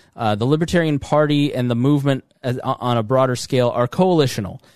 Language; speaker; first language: English; native; English